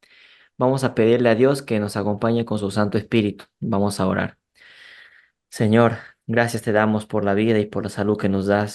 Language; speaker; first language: Spanish; native; Spanish